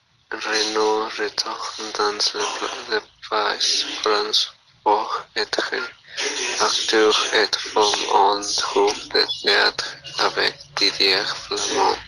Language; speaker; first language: French; non-native, learner; Spanish